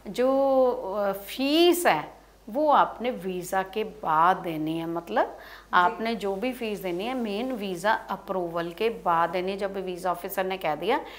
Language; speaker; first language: Hindi; non-native, local second language; Punjabi